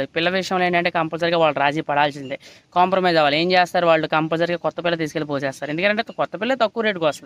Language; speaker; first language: Telugu; native; Telugu